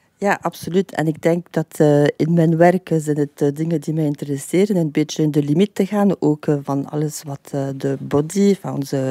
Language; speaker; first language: Dutch; non-native, fluent; French